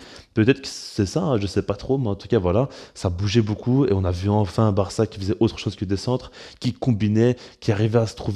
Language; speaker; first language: French; native; French